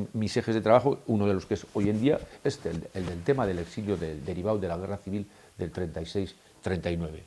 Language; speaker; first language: Spanish; native; Spanish